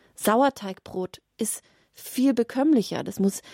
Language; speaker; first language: German; native; German